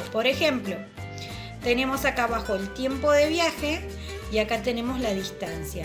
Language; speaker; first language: Spanish; native; Spanish